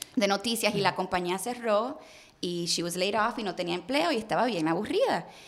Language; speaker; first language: Spanish; early bilingual, heritage; Spanish